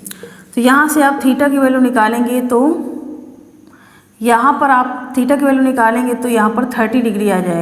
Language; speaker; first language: Hindi; native; Hindi